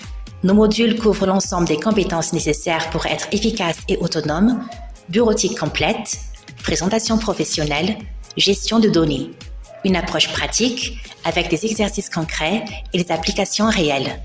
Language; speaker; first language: French; non-native, local second language; Malagasy